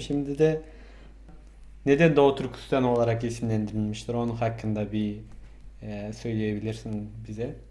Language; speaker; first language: Turkish; non-native, fluent; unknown